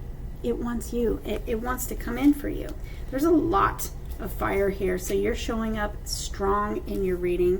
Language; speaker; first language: English; native; English